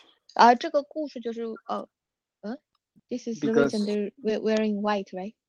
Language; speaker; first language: English; non-native, learner; Chinese